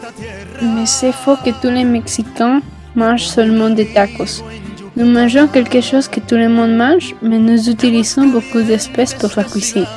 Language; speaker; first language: French; non-native, learner; Spanish